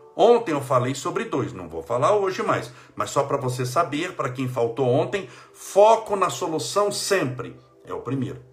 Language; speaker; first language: Portuguese; native; Portuguese